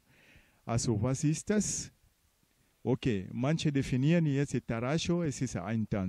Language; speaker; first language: German; non-native, fluent; Portuguese